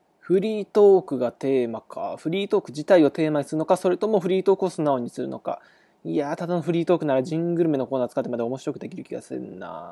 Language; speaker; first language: Japanese; native; Japanese